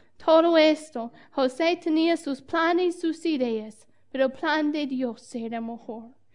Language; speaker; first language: Spanish; non-native, fluent; English